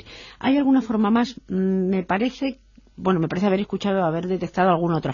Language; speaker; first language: Spanish; native; Spanish